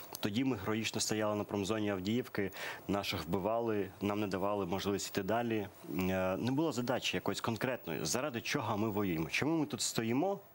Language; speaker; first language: Ukrainian; early bilingual, other home language; Persian